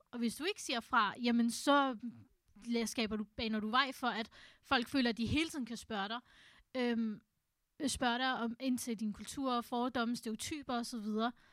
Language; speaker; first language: Danish; early bilingual, other home language; Urdu